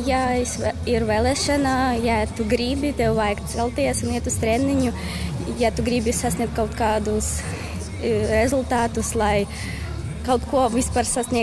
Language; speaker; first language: Latvian; non-native, local second language; Russian